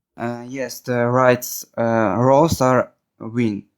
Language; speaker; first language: English; non-native, learner; Armenian